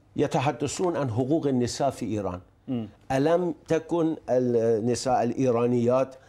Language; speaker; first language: Arabic; non-native, fluent; Persian